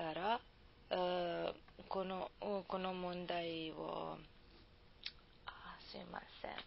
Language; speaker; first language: Japanese; non-native, learner; Serbian